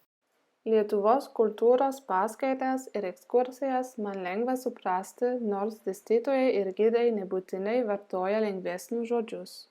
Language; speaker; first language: Lithuanian; non-native, fluent; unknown